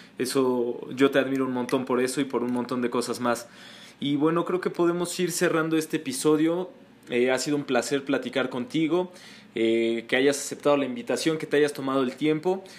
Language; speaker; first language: Spanish; native; Spanish